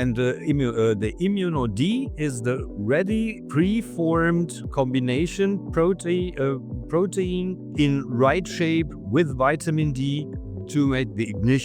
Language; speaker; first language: English; non-native, fluent; German